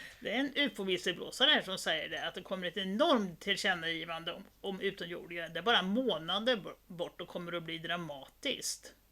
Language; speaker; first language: Swedish; native; Swedish